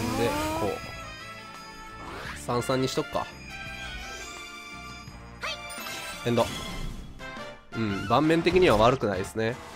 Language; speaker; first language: Japanese; native; Japanese